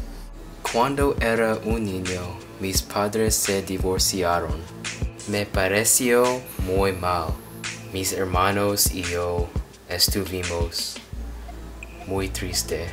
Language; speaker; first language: Spanish; non-native, learner; English